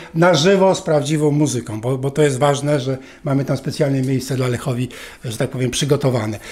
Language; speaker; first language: Polish; native; Polish